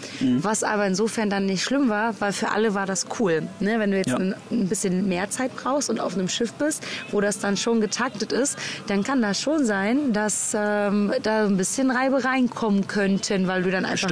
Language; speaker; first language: German; native; German